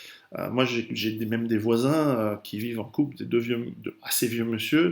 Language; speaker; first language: French; native; French